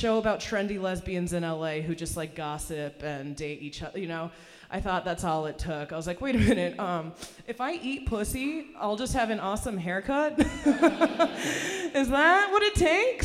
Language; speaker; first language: English; early bilingual, other home language; Persian